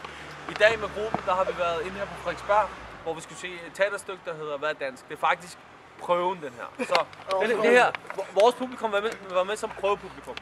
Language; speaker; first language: Danish; native; Danish